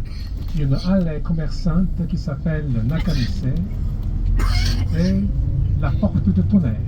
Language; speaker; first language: French; non-native, fluent; Japanese